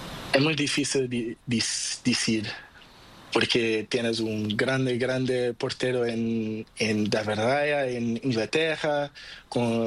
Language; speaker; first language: Spanish; non-native, learner; Portuguese